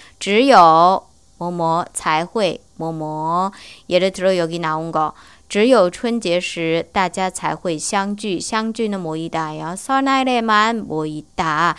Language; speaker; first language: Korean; non-native, learner; Chinese